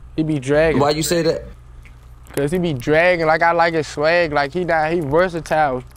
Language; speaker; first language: English; native; English